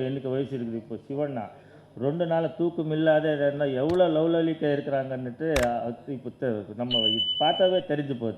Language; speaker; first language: Tamil; non-native, learner; Kannada